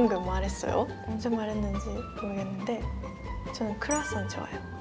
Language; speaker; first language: Korean; non-native, fluent; Japanese